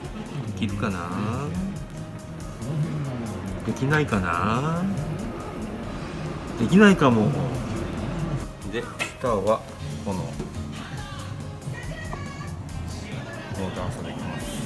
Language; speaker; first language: Japanese; native; Japanese